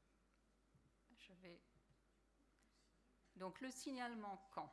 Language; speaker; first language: French; native; French